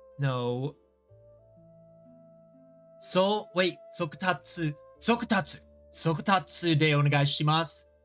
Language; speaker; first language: Japanese; non-native, learner; English